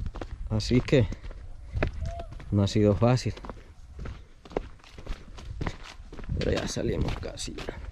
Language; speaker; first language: Spanish; native; Spanish